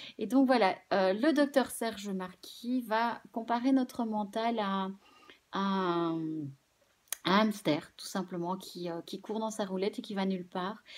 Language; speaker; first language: French; native; French